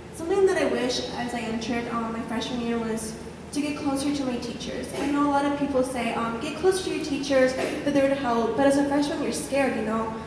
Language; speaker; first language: English; early bilingual, other home language; Spanish